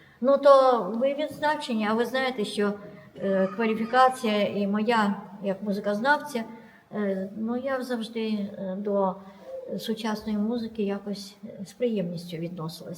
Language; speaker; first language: Ukrainian; non-native, local second language; Russian